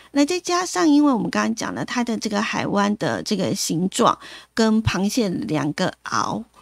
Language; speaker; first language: Chinese; native; Chinese